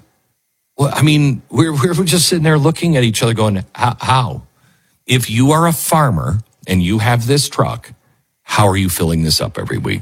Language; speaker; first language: English; native; English